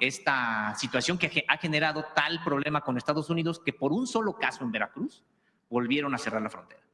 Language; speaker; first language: Spanish; native; Spanish